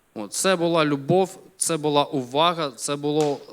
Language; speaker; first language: Ukrainian; non-native, local second language; Russian